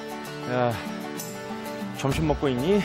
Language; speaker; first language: Korean; native; Korean